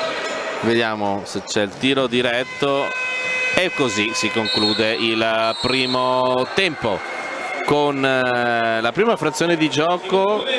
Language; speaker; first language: Italian; native; Italian